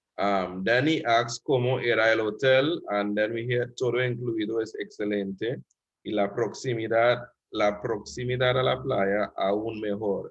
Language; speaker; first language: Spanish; non-native, fluent; English